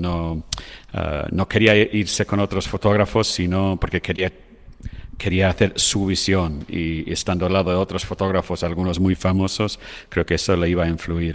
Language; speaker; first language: Spanish; non-native, fluent; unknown